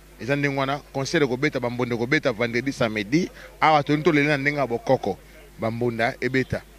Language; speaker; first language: Lingala; native; Lingala